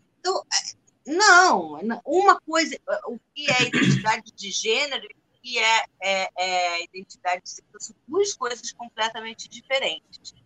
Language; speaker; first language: Portuguese; non-native, fluent; Spanish